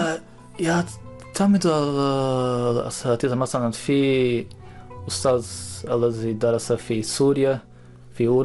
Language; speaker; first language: Arabic; non-native, fluent; Japanese